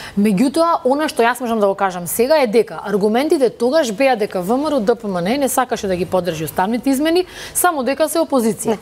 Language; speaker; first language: Macedonian; native; Macedonian